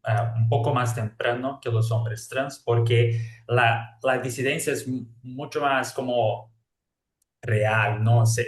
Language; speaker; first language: Spanish; non-native, fluent; Portuguese